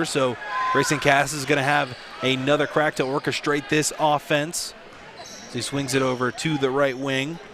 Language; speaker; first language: English; native; English